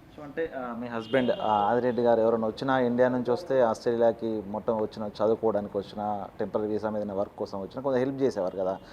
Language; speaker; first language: Telugu; native; Telugu